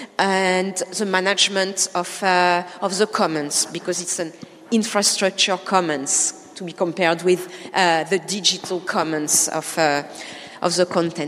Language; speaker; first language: English; non-native, fluent; French